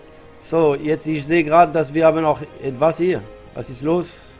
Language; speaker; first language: German; non-native, learner; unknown